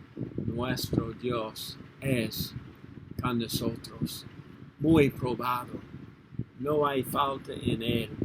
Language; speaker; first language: Spanish; non-native, learner; English